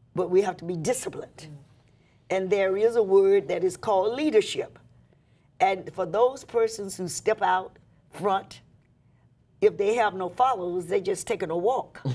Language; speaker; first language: English; native; English